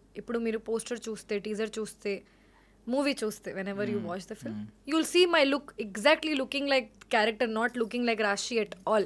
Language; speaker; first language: Telugu; non-native, learner; Hindi